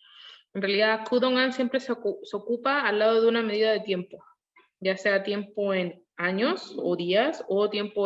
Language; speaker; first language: Spanish; non-native, learner; Korean